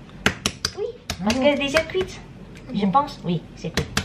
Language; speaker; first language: French; non-native, learner; Indonesian